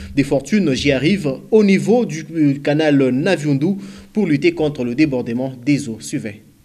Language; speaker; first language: French; non-native, local second language; Swahili